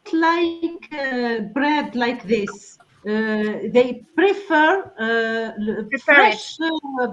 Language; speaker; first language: English; non-native, learner; French